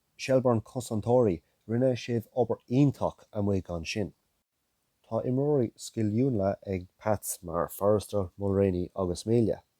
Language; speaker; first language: Irish; non-native, local second language; English